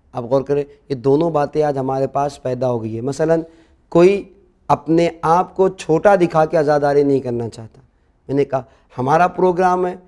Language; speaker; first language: Urdu; native; Urdu